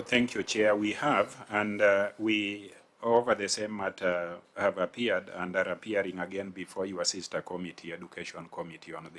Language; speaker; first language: English; non-native, local second language; Luo (Kenya and Tanzania)